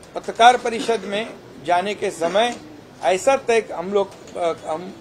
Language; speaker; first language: Hindi; non-native, local second language; Marathi